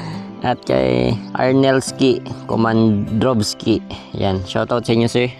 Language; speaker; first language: Filipino; native; Filipino